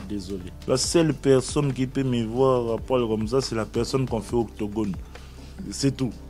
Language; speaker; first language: French; non-native, local second language; Lingala